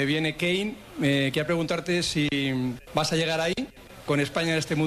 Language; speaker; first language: Spanish; native; Spanish